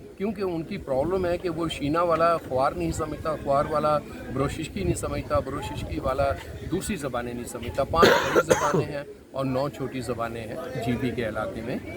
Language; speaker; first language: Urdu; non-native, local second language; Punjabi